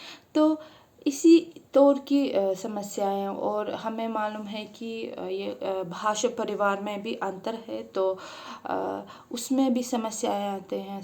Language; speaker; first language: Hindi; non-native, fluent; Uzbek